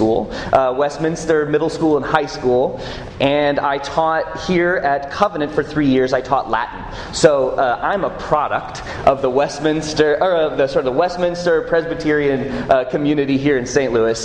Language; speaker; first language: English; native; English